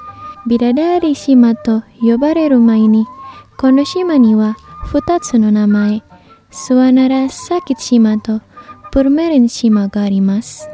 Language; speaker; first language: Japanese; non-native, fluent; Indonesian